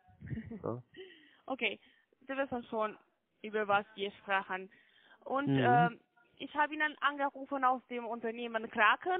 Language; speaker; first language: German; non-native, fluent; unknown